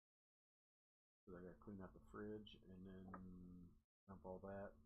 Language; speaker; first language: English; native; English